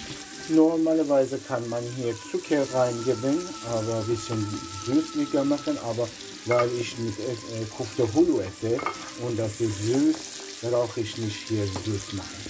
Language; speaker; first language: German; non-native, learner; Persian